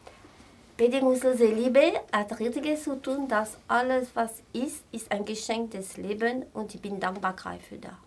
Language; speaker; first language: German; non-native, fluent; French